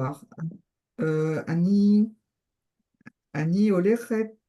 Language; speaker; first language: Hebrew; non-native, learner; French